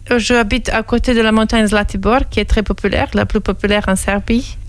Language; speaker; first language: French; non-native, fluent; Serbian